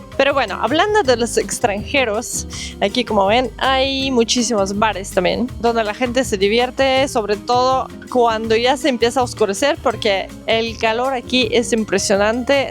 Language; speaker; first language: Spanish; non-native, fluent; Russian